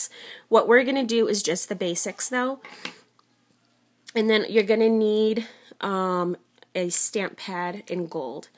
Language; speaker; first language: English; native; English